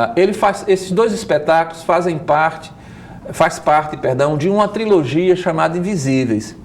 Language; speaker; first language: Portuguese; native; Portuguese